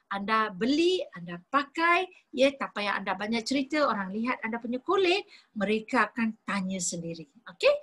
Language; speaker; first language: Malay; non-native, local second language; Tamil